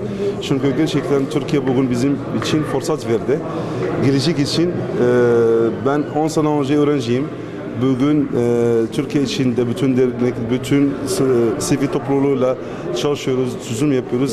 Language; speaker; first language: Turkish; non-native, fluent; Arabic